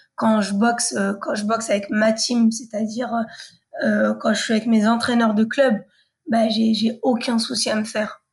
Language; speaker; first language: French; native; French